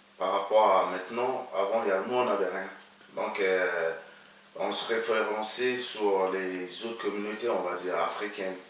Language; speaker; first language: French; early bilingual, other home language; Akan